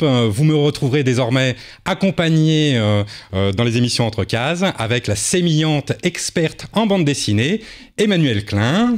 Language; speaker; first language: French; native; French